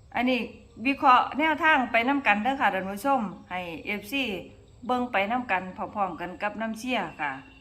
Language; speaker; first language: Thai; native; Thai